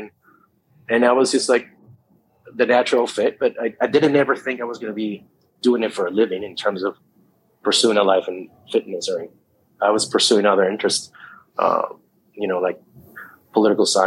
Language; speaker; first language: English; non-native, fluent; Spanish